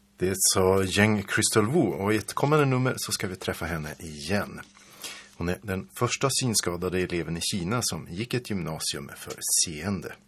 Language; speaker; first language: Swedish; native; Swedish